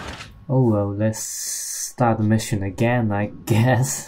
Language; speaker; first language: English; non-native, fluent; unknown